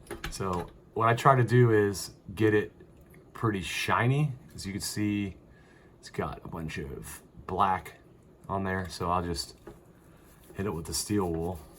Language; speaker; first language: English; native; English